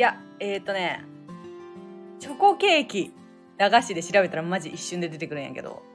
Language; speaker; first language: Japanese; native; Japanese